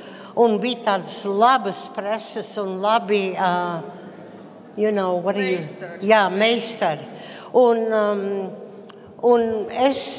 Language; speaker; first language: Latvian; early bilingual, heritage; Latvian